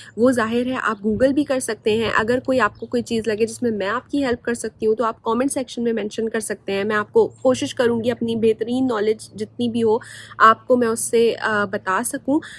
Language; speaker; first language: Urdu; native; Urdu